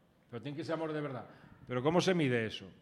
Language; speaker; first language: Spanish; native; Spanish